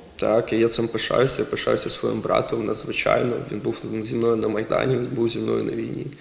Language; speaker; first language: Ukrainian; non-native, local second language; Russian